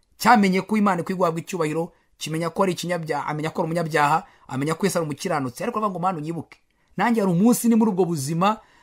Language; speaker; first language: Kinyarwanda; native; Kinyarwanda